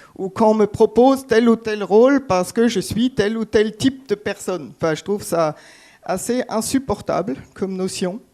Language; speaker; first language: French; non-native, fluent; German